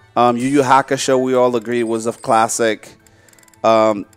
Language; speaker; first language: English; native; English